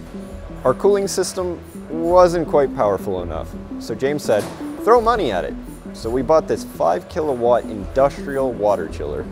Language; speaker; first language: English; native; English